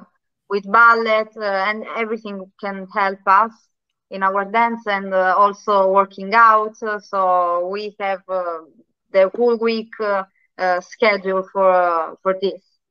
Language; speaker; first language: English; non-native, learner; Italian